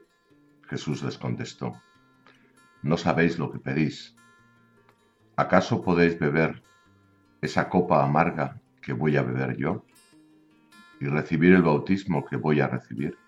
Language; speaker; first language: Spanish; native; Spanish